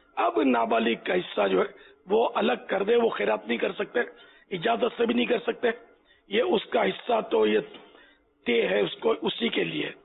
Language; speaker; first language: Urdu; non-native, local second language; Memoni